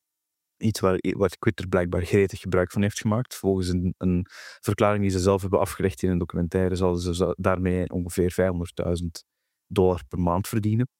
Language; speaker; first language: Dutch; native; Dutch